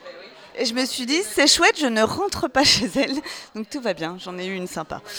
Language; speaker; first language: French; native; French